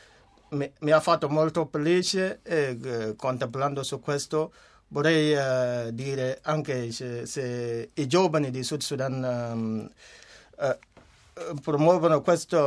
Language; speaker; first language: Italian; non-native, fluent; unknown